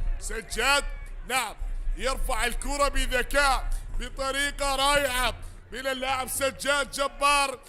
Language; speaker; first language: Arabic; native; Arabic